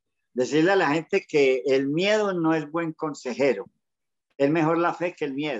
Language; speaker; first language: Spanish; native; Spanish